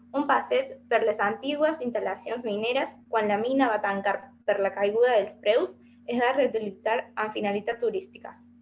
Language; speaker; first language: Catalan; non-native, learner; Spanish